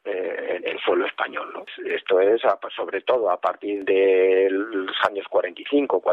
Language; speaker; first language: Spanish; native; Spanish